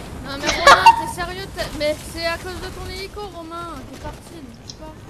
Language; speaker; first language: French; native; French